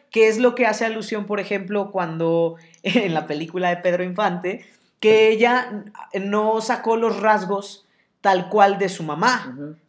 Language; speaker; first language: Spanish; native; Spanish